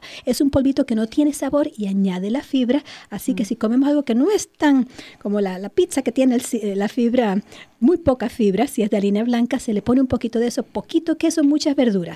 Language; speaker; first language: Spanish; native; Spanish